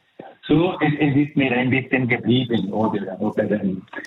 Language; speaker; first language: German; early bilingual, heritage; Italian